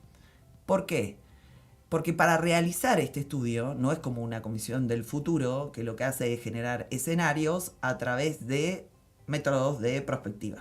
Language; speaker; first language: Spanish; native; Spanish